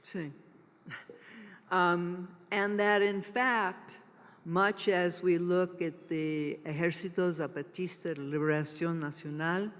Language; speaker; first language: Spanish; non-native, learner; English